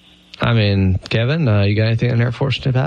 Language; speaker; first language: English; native; English